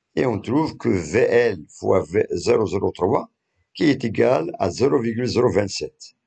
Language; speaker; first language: French; non-native, local second language; Arabic